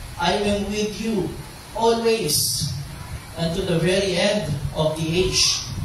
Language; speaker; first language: English; non-native, local second language; Filipino